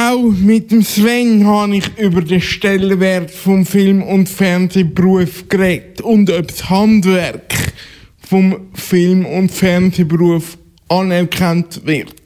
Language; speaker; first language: German; native; German